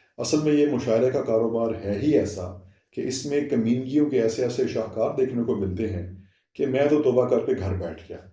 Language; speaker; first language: Urdu; non-native, local second language; Saraiki